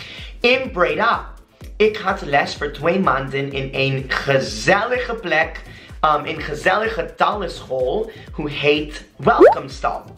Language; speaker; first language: Dutch; non-native, learner; Spanish